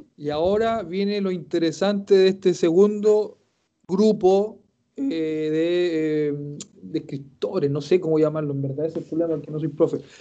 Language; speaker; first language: Spanish; native; Spanish